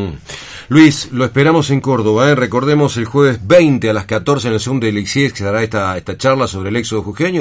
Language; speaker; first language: Spanish; native; Spanish